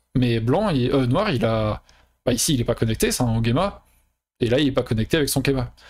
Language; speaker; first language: French; native; French